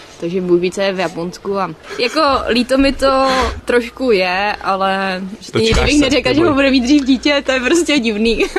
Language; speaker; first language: Czech; native; Czech